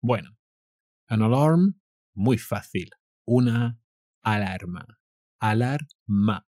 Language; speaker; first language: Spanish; native; Spanish